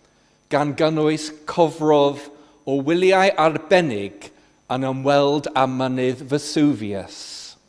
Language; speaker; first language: Welsh; non-native, fluent; English